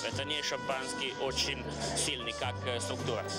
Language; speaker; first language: Russian; non-native, learner; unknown